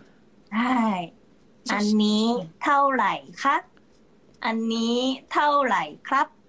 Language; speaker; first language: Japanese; non-native, fluent; Thai